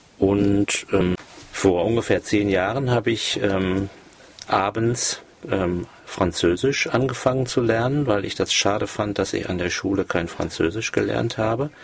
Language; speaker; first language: German; native; German